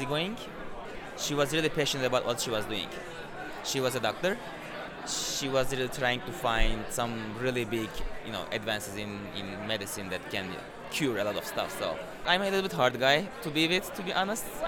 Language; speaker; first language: English; non-native, fluent; Turkish